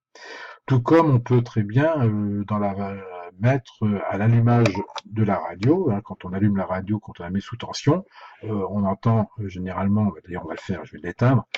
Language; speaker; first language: French; native; French